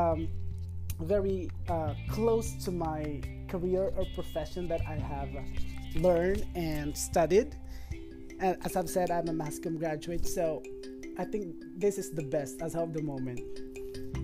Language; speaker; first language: English; non-native, local second language; Filipino